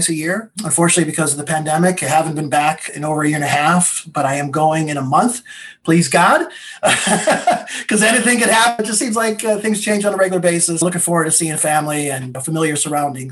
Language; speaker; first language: English; native; English